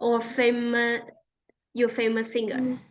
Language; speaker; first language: English; non-native, fluent; Vietnamese